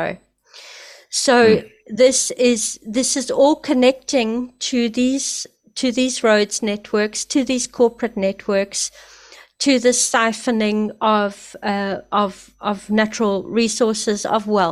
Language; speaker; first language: English; native; English